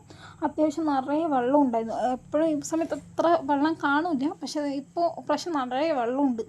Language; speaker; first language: Malayalam; native; Malayalam